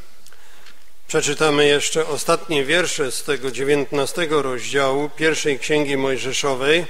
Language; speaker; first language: Polish; native; Polish